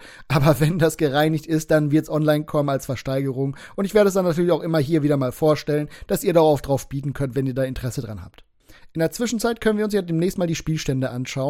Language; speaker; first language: German; native; German